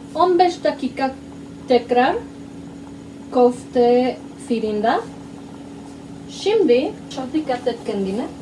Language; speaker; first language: Turkish; non-native, learner; Spanish